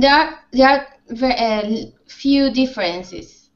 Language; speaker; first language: English; non-native, fluent; Spanish